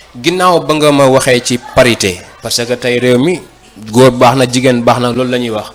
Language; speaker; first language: Wolof; native; Wolof